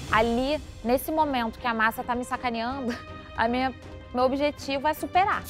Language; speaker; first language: Portuguese; native; Portuguese